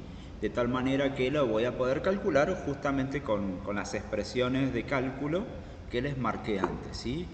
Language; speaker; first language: Spanish; native; Spanish